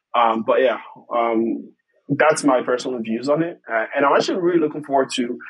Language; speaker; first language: English; non-native, fluent; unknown